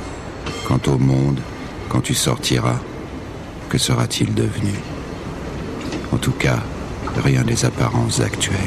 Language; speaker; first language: French; native; French